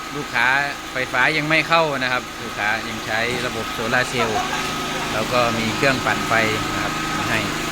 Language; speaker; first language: Thai; native; Thai